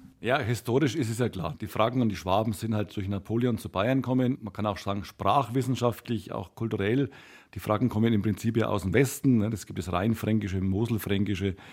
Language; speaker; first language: German; native; German